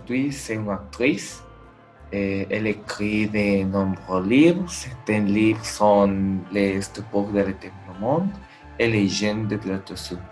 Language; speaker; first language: French; non-native, learner; Spanish